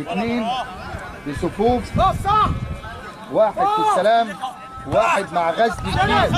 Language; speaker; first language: Arabic; native; Arabic